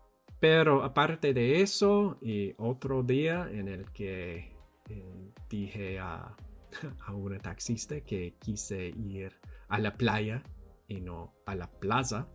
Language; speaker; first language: Spanish; non-native, learner; English